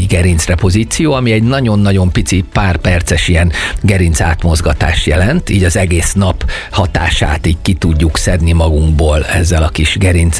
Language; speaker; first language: Hungarian; native; Hungarian